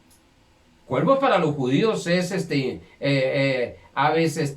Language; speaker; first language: Spanish; native; Spanish